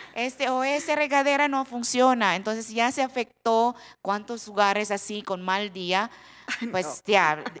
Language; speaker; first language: Spanish; non-native, fluent; Filipino